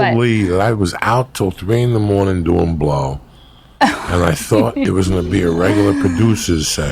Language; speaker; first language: English; native; English